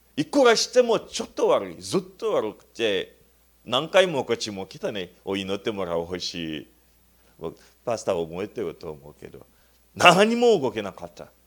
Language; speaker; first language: Japanese; non-native, learner; Luba-Lulua